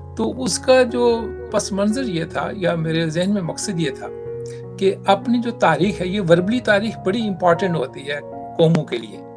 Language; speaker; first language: Urdu; non-native, local second language; Punjabi